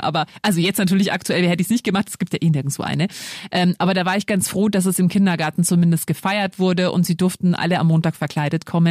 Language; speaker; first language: German; native; German